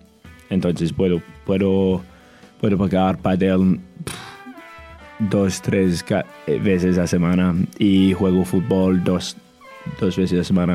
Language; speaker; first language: Spanish; non-native, learner; English